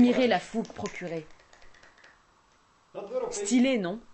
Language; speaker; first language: French; native; French